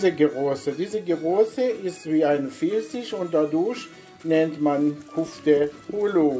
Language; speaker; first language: German; non-native, learner; Persian